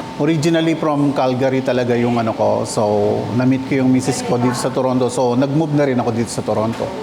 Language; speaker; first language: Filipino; non-native, local second language; Pampanga